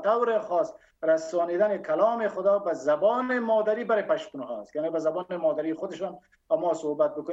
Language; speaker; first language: Persian; non-native, local second language; Pashto